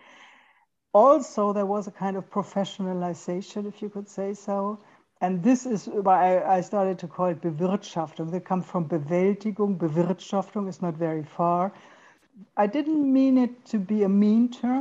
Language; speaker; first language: English; non-native, fluent; German